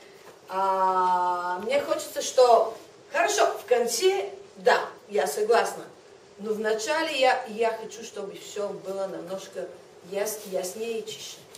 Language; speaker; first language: Russian; non-native, fluent; Bulgarian